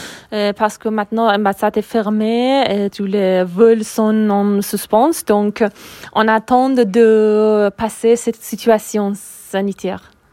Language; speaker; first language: French; non-native, learner; Persian